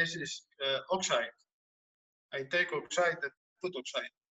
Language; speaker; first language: English; non-native, learner; Spanish